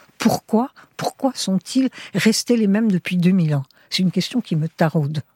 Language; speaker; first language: French; early bilingual, heritage; French